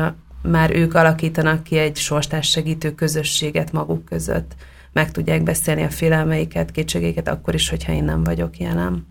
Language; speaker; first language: Hungarian; native; Hungarian